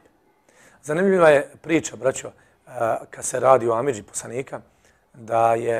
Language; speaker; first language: Serbian; native; Serbian